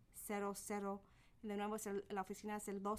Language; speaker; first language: Spanish; early bilingual, heritage; Spanish